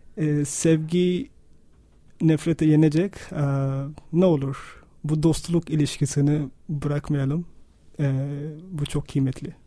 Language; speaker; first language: Turkish; non-native, fluent; Urdu